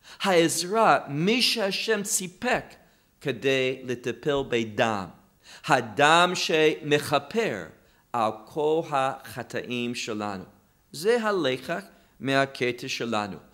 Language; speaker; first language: Hebrew; non-native, fluent; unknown